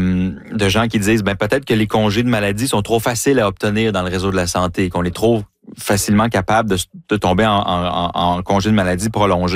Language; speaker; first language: French; native; French